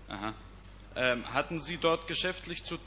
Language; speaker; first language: German; native; German